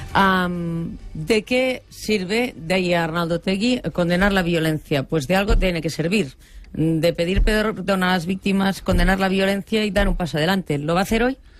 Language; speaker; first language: Spanish; non-native, local second language; Catalan